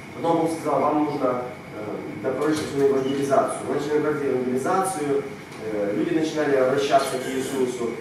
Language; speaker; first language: Russian; non-native, local second language; Romanian